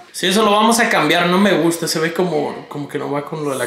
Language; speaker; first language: Spanish; native; Spanish